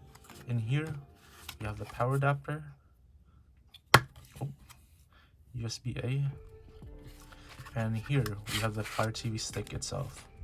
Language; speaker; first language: English; native; English